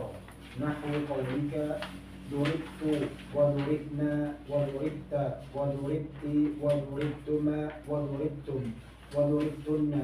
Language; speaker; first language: Arabic; non-native, learner; Indonesian